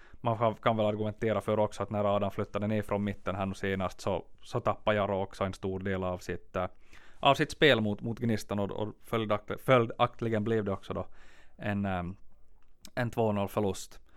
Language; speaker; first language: Swedish; native; Swedish